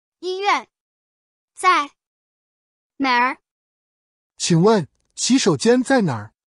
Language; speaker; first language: Chinese; non-native, learner; English